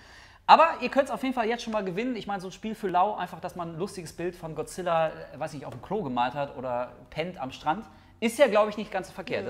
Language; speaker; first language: German; native; German